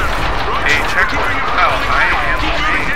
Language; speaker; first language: English; native; English